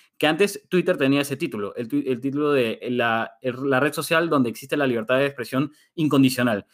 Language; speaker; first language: Spanish; native; Spanish